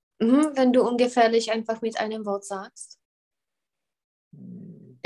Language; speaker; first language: German; non-native, fluent; Czech